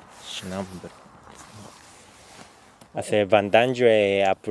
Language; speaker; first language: French; non-native, learner; Japanese